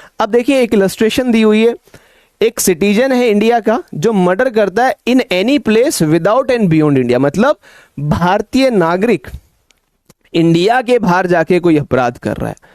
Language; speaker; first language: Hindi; native; Hindi